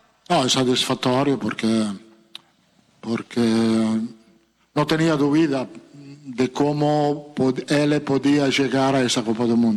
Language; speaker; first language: Portuguese; non-native, fluent; Italian